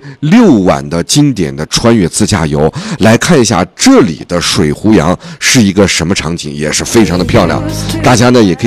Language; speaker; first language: Chinese; native; Chinese